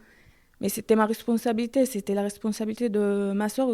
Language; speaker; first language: French; non-native, learner; Arabic